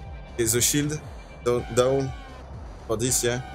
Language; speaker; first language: English; non-native, learner; French